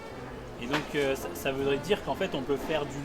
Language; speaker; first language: French; native; French